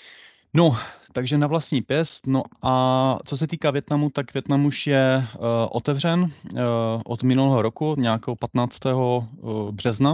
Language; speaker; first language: Czech; native; Czech